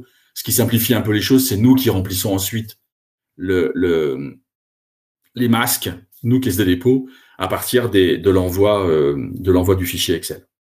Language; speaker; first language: French; native; French